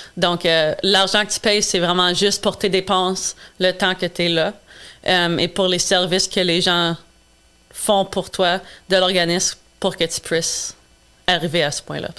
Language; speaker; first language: French; non-native, local second language; English